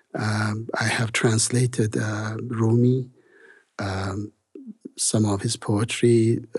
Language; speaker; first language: English; non-native, fluent; Persian